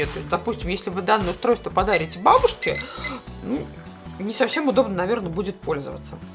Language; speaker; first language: Russian; native; Russian